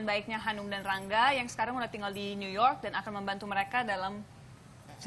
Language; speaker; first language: Indonesian; native; Indonesian